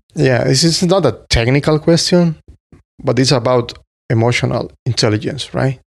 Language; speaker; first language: English; non-native, fluent; Spanish